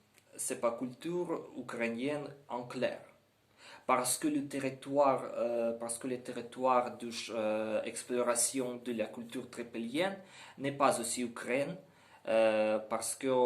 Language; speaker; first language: French; non-native, learner; Ukrainian